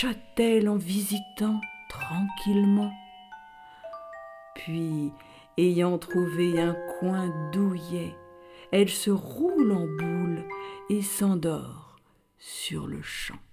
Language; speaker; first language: French; native; French